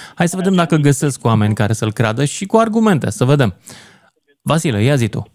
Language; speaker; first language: Romanian; native; Romanian